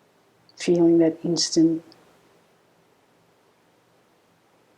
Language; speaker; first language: English; native; English